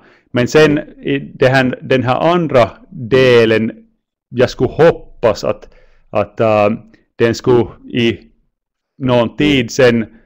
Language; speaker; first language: Swedish; non-native, local second language; Finnish